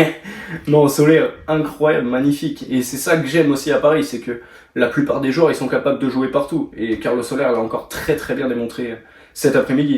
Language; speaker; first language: French; native; French